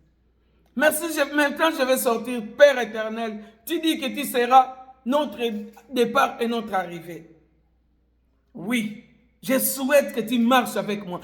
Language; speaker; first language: French; non-native, local second language; Lingala